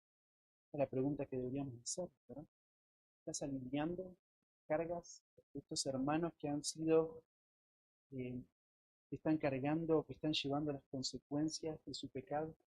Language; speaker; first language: Spanish; native; Spanish